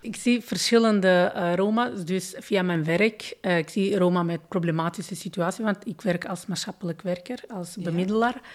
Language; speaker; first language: Dutch; non-native, fluent; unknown